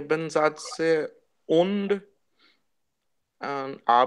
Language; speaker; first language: German; non-native, learner; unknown